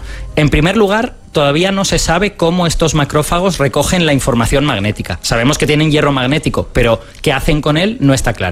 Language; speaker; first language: Spanish; native; Spanish